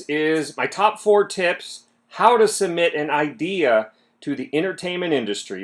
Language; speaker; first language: English; native; English